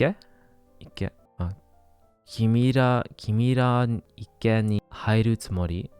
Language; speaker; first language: Japanese; non-native, learner; English